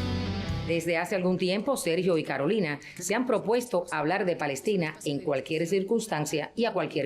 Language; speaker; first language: Spanish; native; Spanish